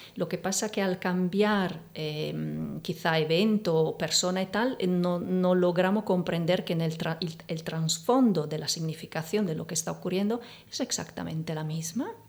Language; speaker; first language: Spanish; non-native, fluent; Italian